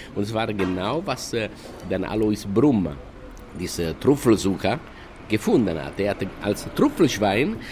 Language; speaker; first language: German; non-native, fluent; Italian